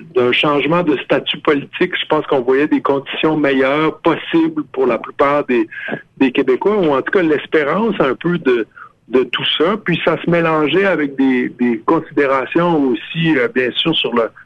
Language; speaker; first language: French; native; French